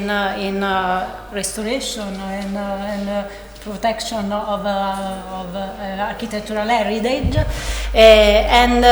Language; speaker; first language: English; non-native, learner; Italian